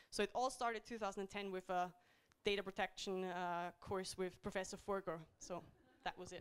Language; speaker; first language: English; non-native, fluent; German